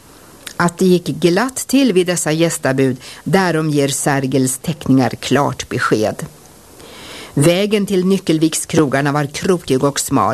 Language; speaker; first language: Swedish; native; Swedish